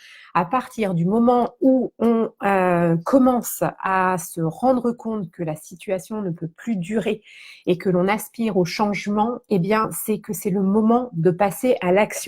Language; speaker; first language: French; native; French